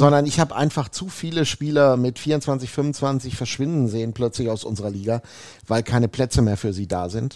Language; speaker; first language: German; native; German